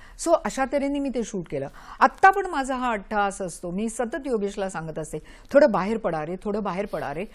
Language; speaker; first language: Marathi; native; Marathi